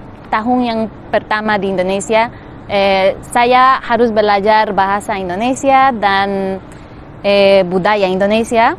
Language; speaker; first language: Indonesian; non-native, fluent; Spanish